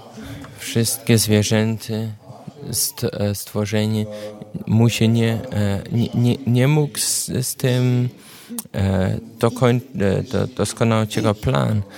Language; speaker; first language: Polish; non-native, learner; German